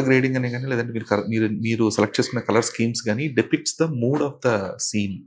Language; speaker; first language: Telugu; native; Telugu